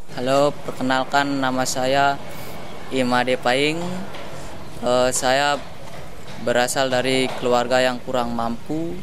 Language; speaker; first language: Indonesian; non-native, local second language; Balinese